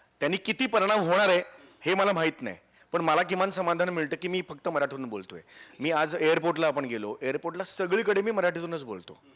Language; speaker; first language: Marathi; native; Marathi